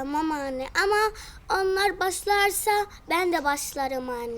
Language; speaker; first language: Turkish; early bilingual, heritage; Turkish